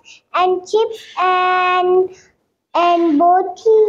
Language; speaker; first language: English; non-native, learner; Pashto